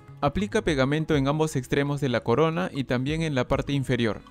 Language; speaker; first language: Spanish; native; Spanish